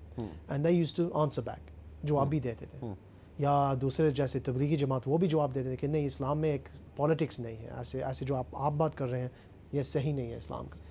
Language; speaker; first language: Urdu; early bilingual, heritage; Urdu